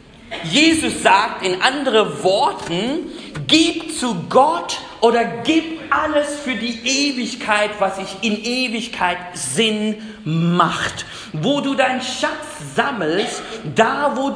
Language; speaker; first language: German; non-native, fluent; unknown